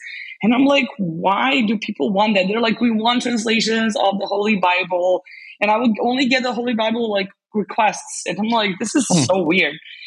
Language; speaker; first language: English; non-native, fluent; Serbian